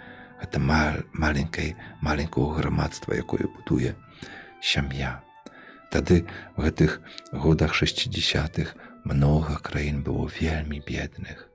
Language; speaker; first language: Polish; non-native, local second language; Belarusian